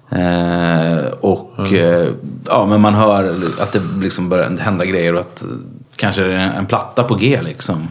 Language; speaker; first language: Swedish; native; Swedish